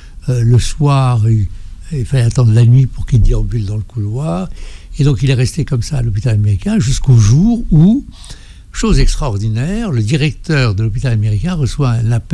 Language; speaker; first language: French; native; French